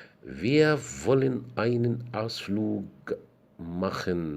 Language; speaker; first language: German; non-native, fluent; Arabic